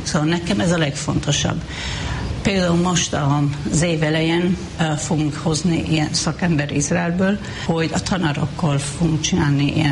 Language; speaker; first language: Hungarian; non-native, fluent; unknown